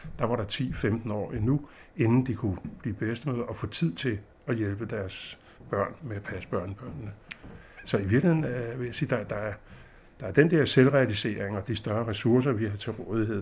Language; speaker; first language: Danish; native; Danish